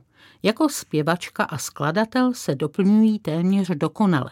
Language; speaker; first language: Czech; native; Czech